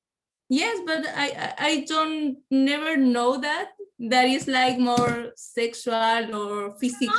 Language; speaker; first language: English; non-native, learner; Spanish